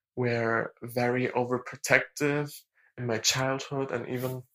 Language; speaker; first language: English; non-native, fluent; German